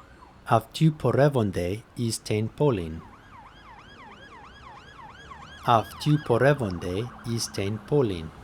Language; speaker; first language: Greek; non-native, fluent; English